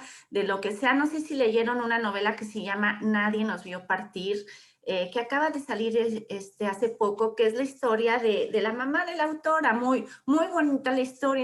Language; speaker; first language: Spanish; native; Spanish